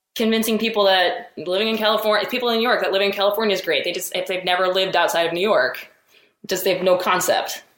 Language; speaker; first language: English; native; English